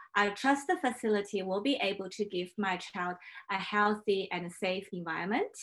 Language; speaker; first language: English; non-native, fluent; Chinese